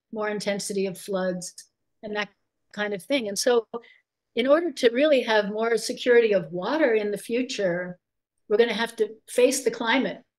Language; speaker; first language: English; native; English